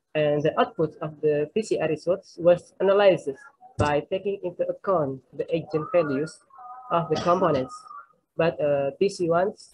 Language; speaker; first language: English; non-native, learner; Indonesian